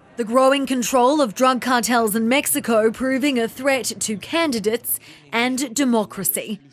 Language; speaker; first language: English; native; English